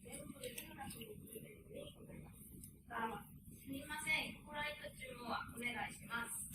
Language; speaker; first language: Japanese; non-native, learner; Korean